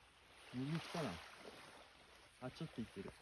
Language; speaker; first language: Japanese; native; Japanese